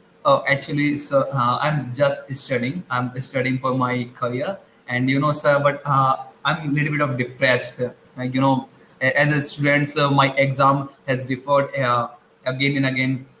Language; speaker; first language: English; non-native, learner; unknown